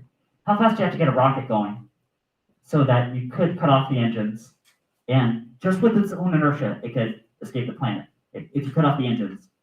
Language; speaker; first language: English; native; English